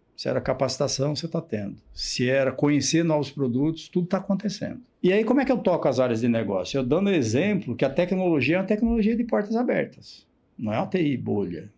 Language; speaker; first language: Portuguese; native; Portuguese